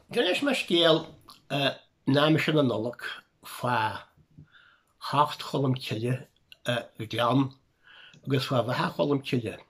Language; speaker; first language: Irish; native; Irish